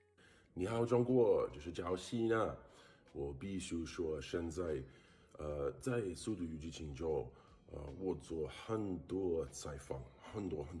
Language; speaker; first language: Chinese; non-native, learner; English